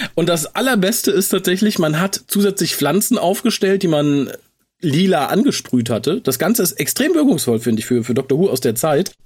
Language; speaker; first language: German; native; German